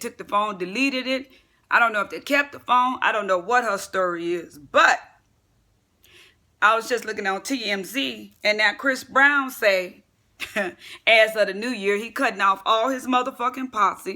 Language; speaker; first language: English; native; English